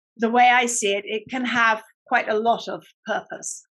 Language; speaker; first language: English; native; English